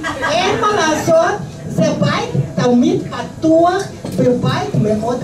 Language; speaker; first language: Hebrew; non-native, fluent; Russian